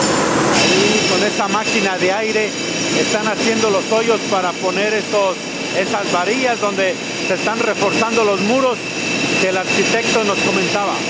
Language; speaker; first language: Spanish; native; Spanish